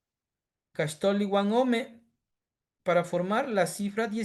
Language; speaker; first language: Spanish; native; Spanish